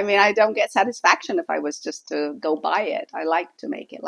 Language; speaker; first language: English; native; English